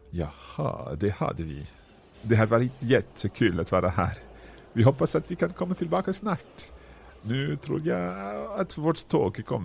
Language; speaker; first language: Swedish; non-native, learner; English